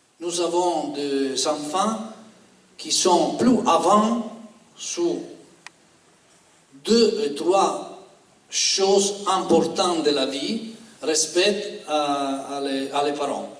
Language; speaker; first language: French; non-native, learner; Italian